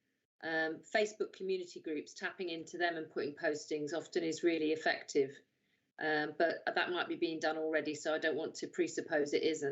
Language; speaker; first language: English; native; English